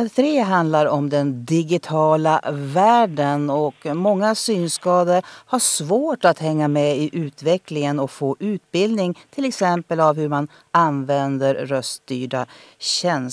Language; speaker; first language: Swedish; native; Swedish